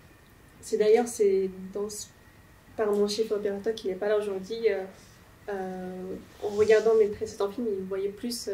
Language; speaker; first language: French; non-native, fluent; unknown